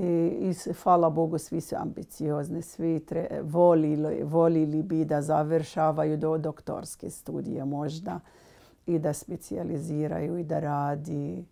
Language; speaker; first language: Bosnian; non-native, learner; Arabic